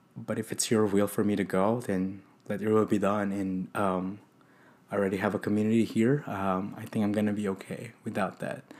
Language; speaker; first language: English; non-native, local second language; Filipino